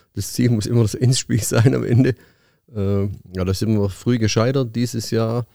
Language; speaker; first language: German; native; German